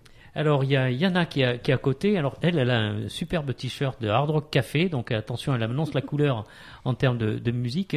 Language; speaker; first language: French; native; French